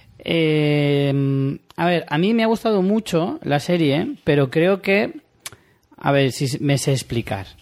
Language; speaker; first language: Spanish; native; Spanish